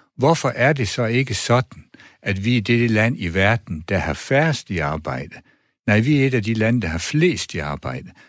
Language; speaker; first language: Danish; native; Danish